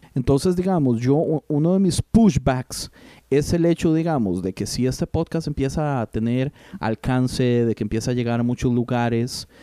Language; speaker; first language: Spanish; native; Spanish